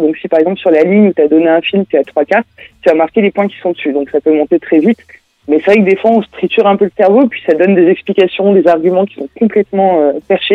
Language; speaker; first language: French; native; French